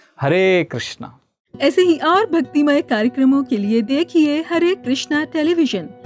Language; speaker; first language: Hindi; non-native, local second language; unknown